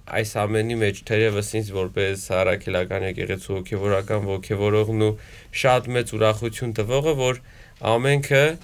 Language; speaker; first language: Armenian; native; Armenian